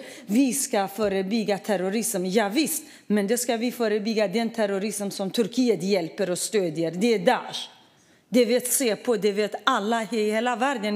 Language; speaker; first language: Swedish; non-native, fluent; Kurdish